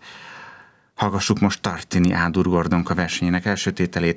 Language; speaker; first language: Hungarian; native; Hungarian